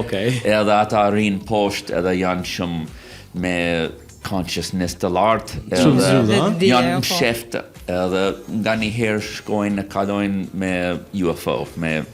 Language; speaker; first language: Albanian; non-native, fluent; English